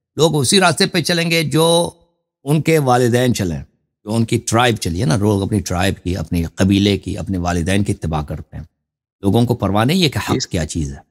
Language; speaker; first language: Urdu; non-native, fluent; Persian